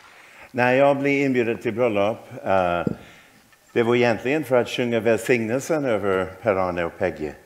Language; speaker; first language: Swedish; non-native, fluent; English